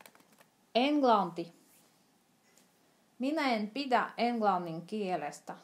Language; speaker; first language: Finnish; non-native, fluent; Russian